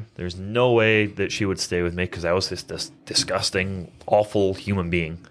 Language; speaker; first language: English; native; English